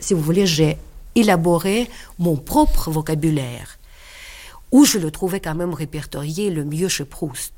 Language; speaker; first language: French; non-native, fluent; Russian